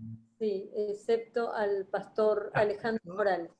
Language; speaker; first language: Spanish; native; Spanish